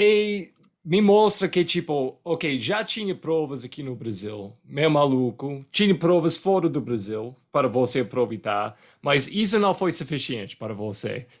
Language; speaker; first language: Portuguese; non-native, fluent; English